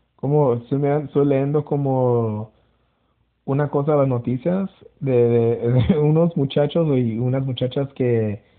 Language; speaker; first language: Spanish; early bilingual, heritage; Spanish